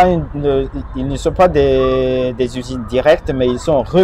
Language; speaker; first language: French; non-native, fluent; Chinese